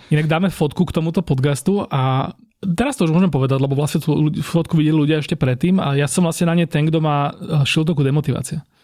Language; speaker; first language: Slovak; native; Slovak